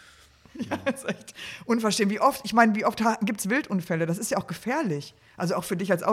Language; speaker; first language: German; native; German